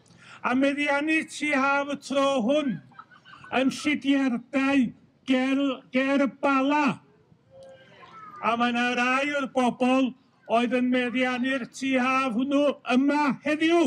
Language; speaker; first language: Welsh; native; Welsh